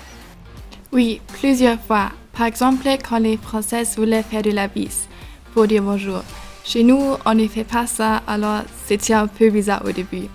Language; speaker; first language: French; non-native, learner; German